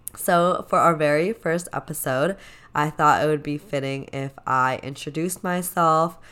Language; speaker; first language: English; native; English